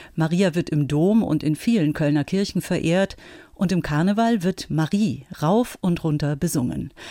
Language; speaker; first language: German; native; German